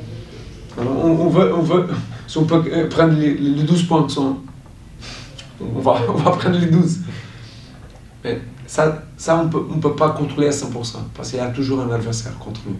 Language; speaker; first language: French; non-native, fluent; Portuguese